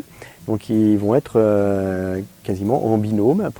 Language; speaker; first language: French; native; French